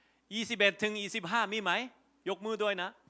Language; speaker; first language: Thai; non-native, fluent; Korean